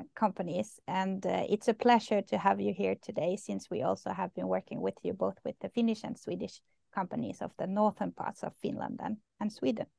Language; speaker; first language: English; non-native, fluent; Swedish